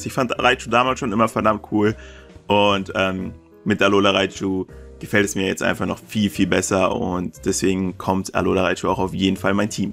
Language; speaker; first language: German; native; German